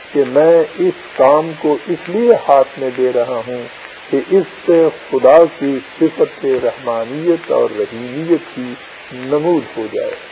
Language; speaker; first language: Urdu; native; Urdu